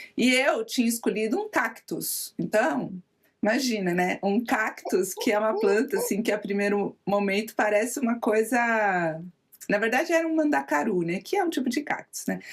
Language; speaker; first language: Portuguese; native; Portuguese